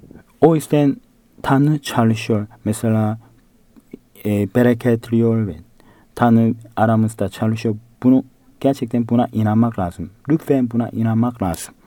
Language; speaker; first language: Turkish; non-native, fluent; Korean